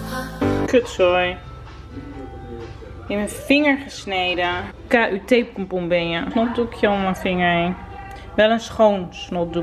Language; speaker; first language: Dutch; native; Dutch